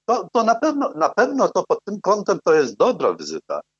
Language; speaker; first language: Polish; non-native, fluent; Arabic